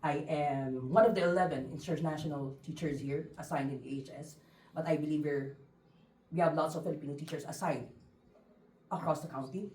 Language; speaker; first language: English; non-native, local second language; Filipino